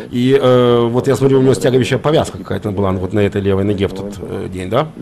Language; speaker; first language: Russian; native; Russian